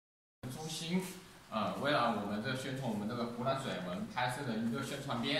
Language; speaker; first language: Chinese; native; Chinese